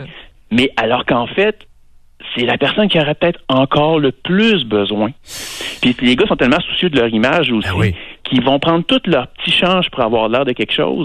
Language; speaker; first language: French; native; French